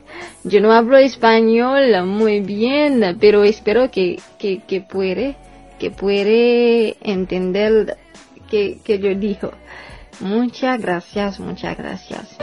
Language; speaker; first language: Spanish; non-native, local second language; Haitian Creole